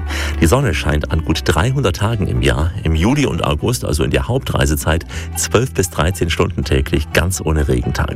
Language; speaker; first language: German; native; German